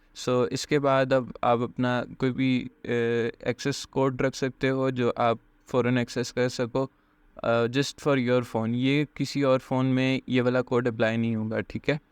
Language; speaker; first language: Hindi; native; Hindi